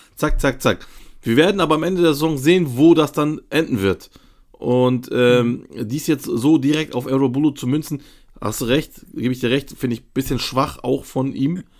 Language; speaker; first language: German; early bilingual, other home language; Turkish